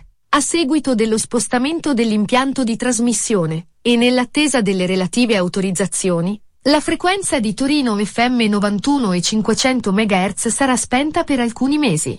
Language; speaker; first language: Italian; native; Italian